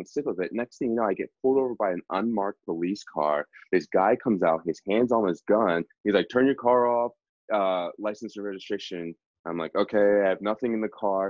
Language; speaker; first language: English; native; English